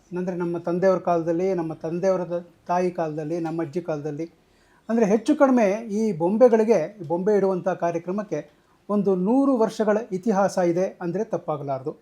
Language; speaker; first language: Kannada; native; Kannada